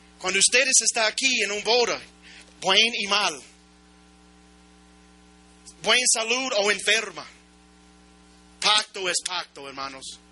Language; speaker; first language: Spanish; non-native, learner; English